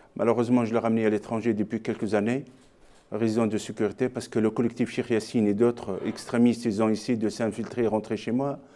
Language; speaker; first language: French; non-native, local second language; Arabic